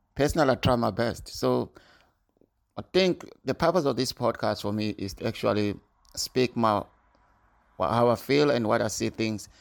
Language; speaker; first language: English; non-native, local second language; North Ndebele